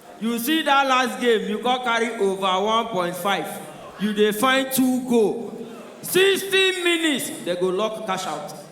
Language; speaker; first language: Nigerian Pidgin; non-native, local second language; Igbo